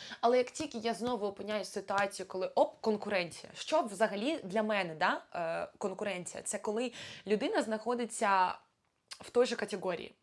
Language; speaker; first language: Ukrainian; non-native, local second language; Russian